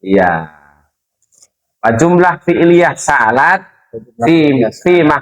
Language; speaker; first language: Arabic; non-native, fluent; Indonesian